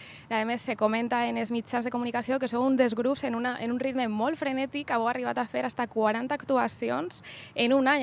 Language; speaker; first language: Catalan; native; Catalan